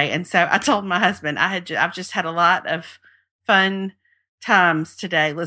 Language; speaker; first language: English; native; English